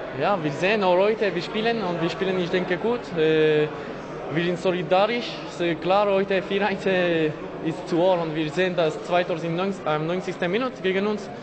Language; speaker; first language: German; non-native, local second language; French